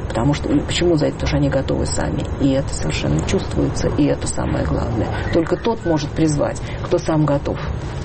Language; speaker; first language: Russian; native; Russian